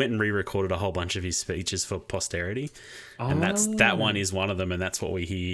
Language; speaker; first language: English; native; English